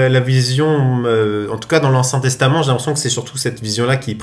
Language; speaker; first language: French; native; French